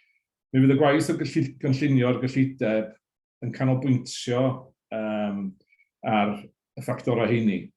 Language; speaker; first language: Welsh; native; Welsh